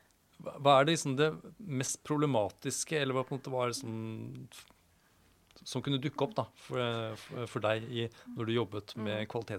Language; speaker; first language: Norwegian; native; Norwegian